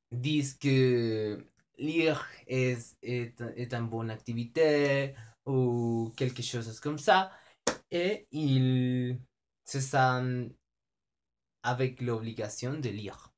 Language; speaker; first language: French; non-native, learner; Spanish